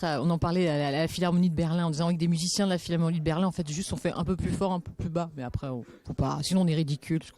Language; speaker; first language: French; native; French